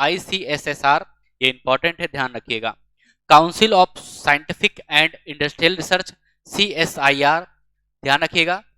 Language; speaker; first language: Hindi; native; Hindi